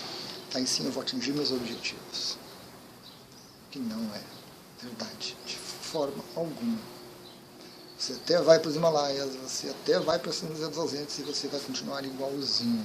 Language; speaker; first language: Portuguese; native; Portuguese